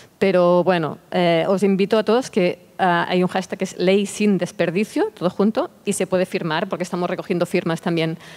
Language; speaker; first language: Spanish; non-native, local second language; Catalan